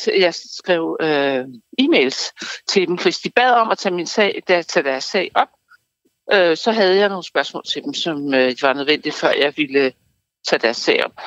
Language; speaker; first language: Danish; native; Danish